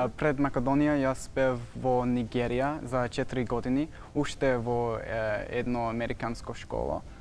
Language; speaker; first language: Macedonian; non-native, learner; English